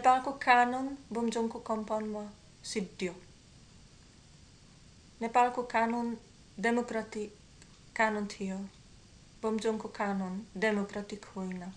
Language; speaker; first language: Nepali; non-native, learner; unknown